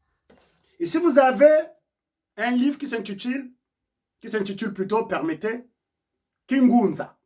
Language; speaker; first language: French; non-native, local second language; Kongo